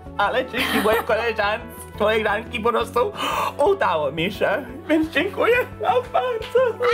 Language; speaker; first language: Polish; non-native, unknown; English